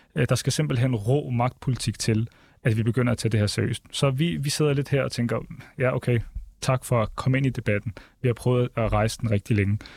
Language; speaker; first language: Danish; early bilingual, other home language; Arabic